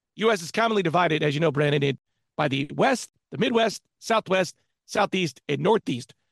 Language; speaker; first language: English; native; English